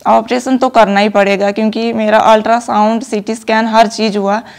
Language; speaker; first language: Hindi; native; Hindi